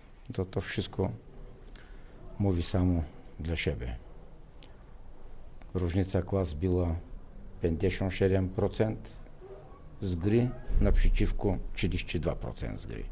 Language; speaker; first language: Polish; non-native, learner; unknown